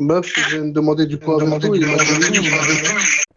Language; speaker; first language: French; native; French